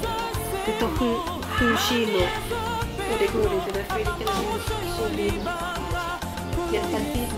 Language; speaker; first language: Swedish; non-native, fluent; Lingala